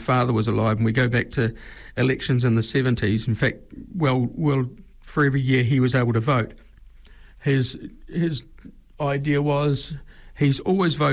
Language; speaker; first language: English; native; English